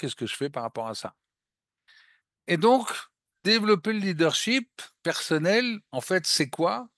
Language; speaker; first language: French; native; French